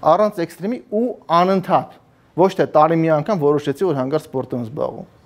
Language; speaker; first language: Armenian; native; Armenian